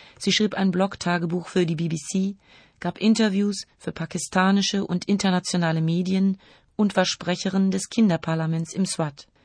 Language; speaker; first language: German; native; German